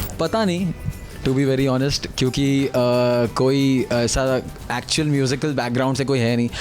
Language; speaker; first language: Hindi; non-native, local second language; Tulu